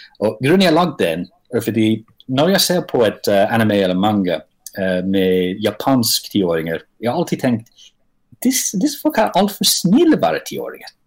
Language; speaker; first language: Norwegian; non-native, fluent; English